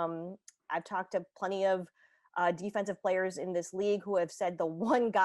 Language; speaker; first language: English; native; English